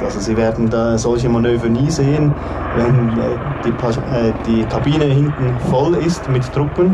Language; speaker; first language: German; native; German